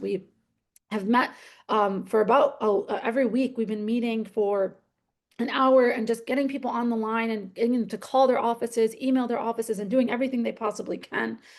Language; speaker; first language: English; native; English